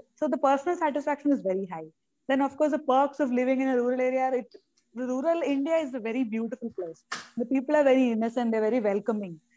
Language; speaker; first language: English; non-native, local second language; Malayalam